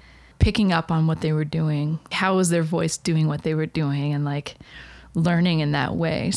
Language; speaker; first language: English; native; English